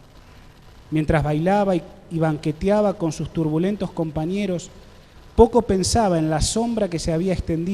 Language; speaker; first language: Spanish; native; Spanish